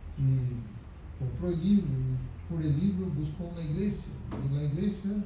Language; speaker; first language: Spanish; non-native, fluent; Portuguese